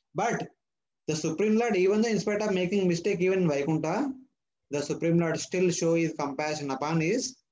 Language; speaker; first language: English; non-native, local second language; Telugu